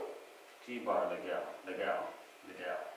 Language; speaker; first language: Portuguese; non-native, learner; English